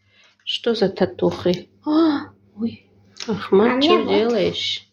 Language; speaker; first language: Russian; non-native, fluent; Tajik